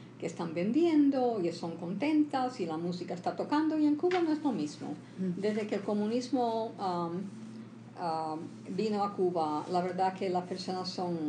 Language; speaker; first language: Spanish; early bilingual, heritage; Spanish